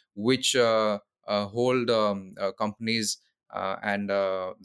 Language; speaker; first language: English; non-native, local second language; Odia